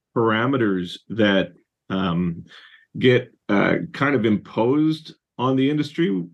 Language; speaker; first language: English; native; English